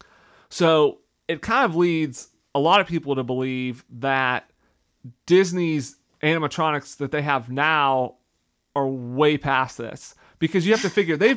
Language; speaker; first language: English; native; English